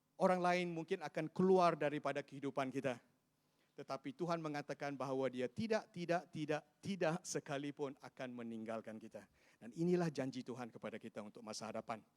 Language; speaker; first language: Malay; non-native, local second language; Chinese